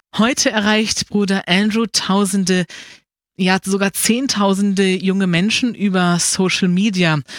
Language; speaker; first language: German; native; German